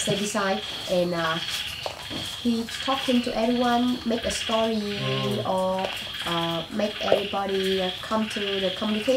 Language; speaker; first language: English; non-native, learner; Vietnamese